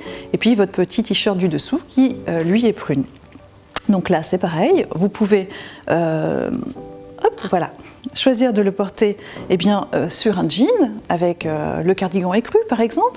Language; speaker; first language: French; native; French